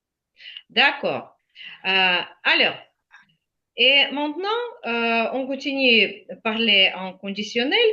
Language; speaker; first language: French; non-native, fluent; Ukrainian